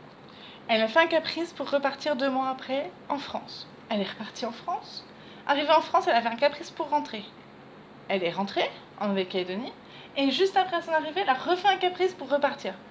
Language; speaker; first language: French; native; French